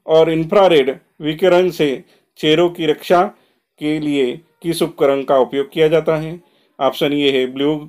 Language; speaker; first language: Hindi; non-native, local second language; Marathi